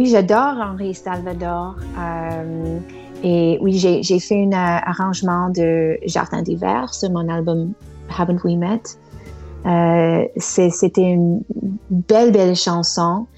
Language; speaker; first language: French; non-native, learner; English